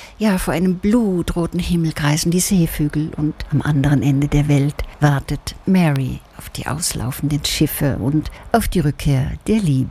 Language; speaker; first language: German; native; German